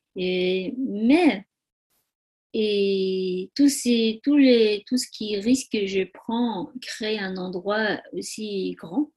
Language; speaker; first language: French; non-native, learner; Tibetan